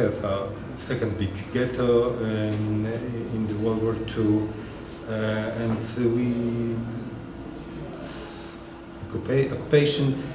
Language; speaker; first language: English; non-native, learner; Polish